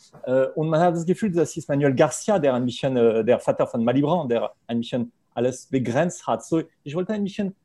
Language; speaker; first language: German; non-native, fluent; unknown